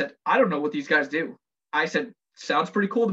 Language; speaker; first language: English; native; English